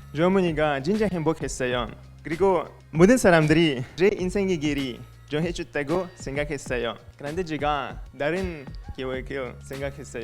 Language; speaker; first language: Korean; non-native, learner; French